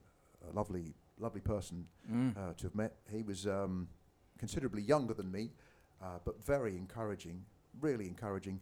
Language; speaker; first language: English; native; English